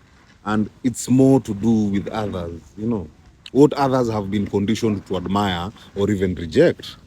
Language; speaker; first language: English; non-native, local second language; Swahili